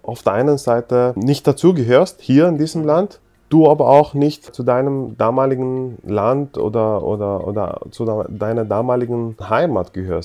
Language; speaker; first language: German; non-native, fluent; Arabic